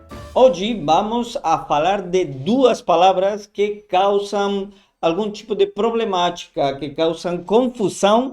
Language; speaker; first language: Portuguese; non-native, fluent; Spanish